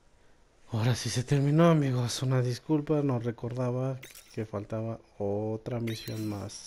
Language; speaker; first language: Spanish; native; Spanish